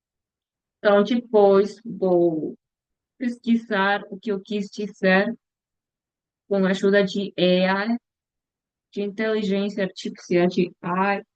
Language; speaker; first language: Portuguese; non-native, learner; Spanish